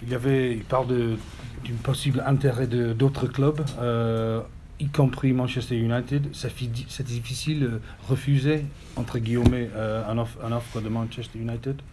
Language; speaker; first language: French; non-native, learner; English